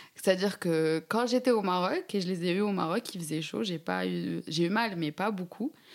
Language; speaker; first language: French; non-native, local second language; Arabic